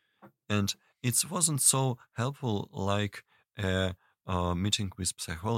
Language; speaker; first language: English; non-native, learner; Russian